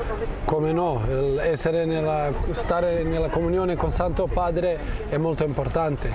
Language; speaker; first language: Italian; non-native, fluent; Croatian